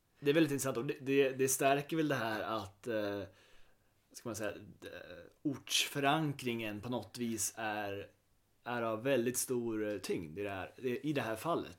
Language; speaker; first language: Swedish; native; Swedish